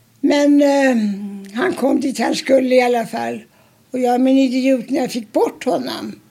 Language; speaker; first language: Swedish; early bilingual, other home language; German